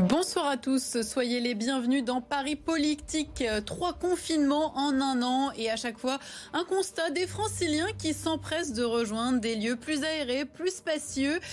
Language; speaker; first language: French; native; French